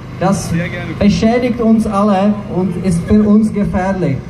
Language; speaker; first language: German; non-native, fluent; Czech